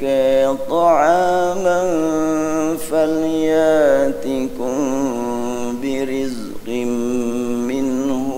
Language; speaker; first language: Arabic; non-native, fluent; Indonesian